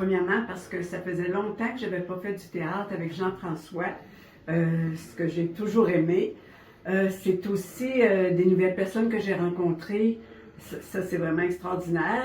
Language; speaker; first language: French; native; French